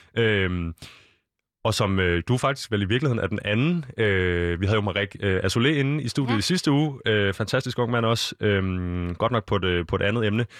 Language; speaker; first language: Danish; native; Danish